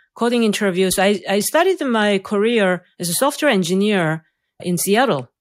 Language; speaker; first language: English; non-native, fluent; Korean